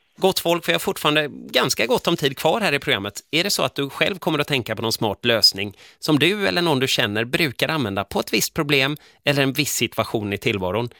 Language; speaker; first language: Swedish; native; Swedish